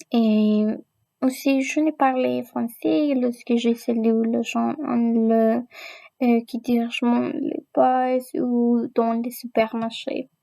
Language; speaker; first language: French; non-native, learner; Spanish